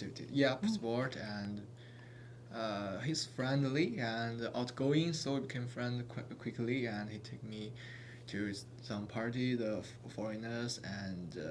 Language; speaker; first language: English; non-native, learner; Chinese